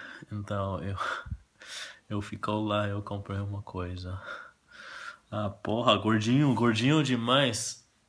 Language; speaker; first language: Portuguese; non-native, learner; Spanish